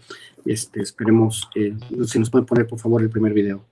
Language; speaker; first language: Spanish; native; Spanish